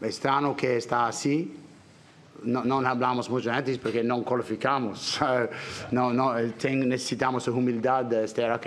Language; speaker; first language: Spanish; non-native, learner; English